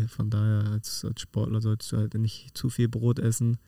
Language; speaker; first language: German; native; German